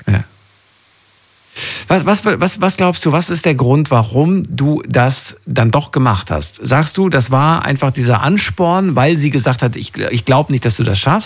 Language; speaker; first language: German; native; German